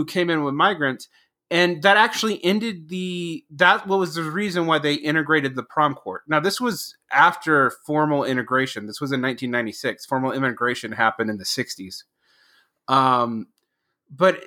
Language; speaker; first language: English; native; English